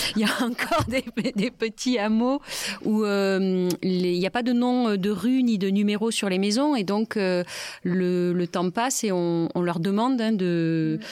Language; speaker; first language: French; native; French